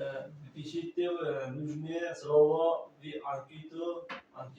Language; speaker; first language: Russian; non-native, learner; Uzbek